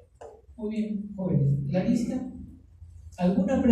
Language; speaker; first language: Spanish; native; Spanish